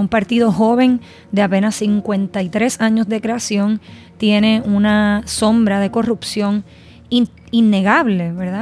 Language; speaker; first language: Spanish; native; Spanish